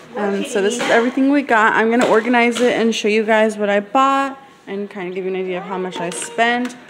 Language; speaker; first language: English; early bilingual, other home language; Spanish